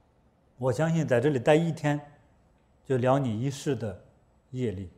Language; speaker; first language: Chinese; native; Chinese